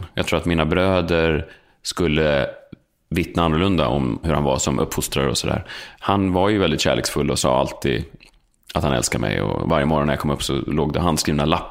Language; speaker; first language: Swedish; native; Swedish